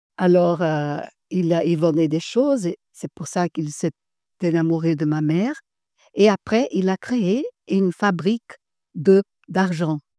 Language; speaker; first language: French; non-native, fluent; Portuguese